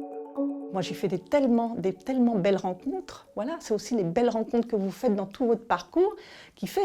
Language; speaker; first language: French; native; French